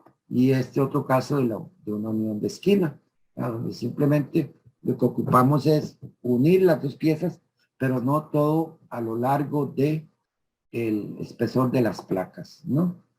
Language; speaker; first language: Spanish; native; Spanish